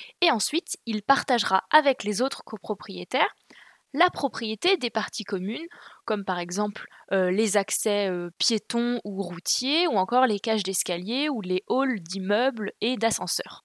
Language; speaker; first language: French; native; French